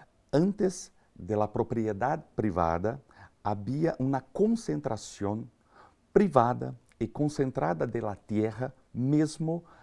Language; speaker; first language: Spanish; non-native, learner; Portuguese